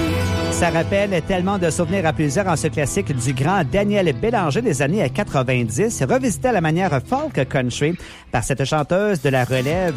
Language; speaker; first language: French; native; French